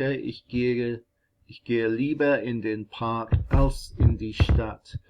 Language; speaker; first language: German; non-native, fluent; English